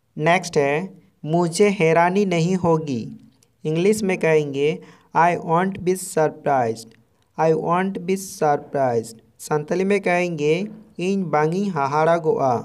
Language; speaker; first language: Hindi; non-native, local second language; Santali